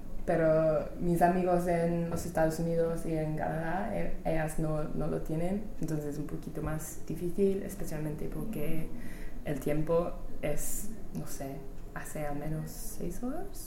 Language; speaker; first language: Spanish; non-native, learner; English